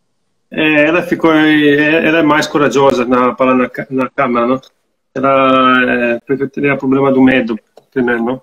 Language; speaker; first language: Portuguese; non-native, learner; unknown